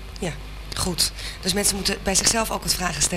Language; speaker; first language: Dutch; native; Dutch